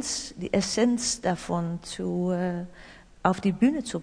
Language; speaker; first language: German; non-native, learner; Dutch